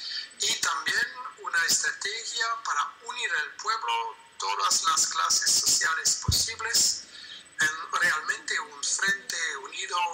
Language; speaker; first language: Spanish; non-native, fluent; French